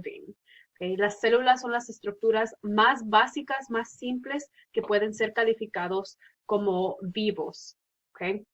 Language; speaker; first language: Spanish; early bilingual, heritage; Spanish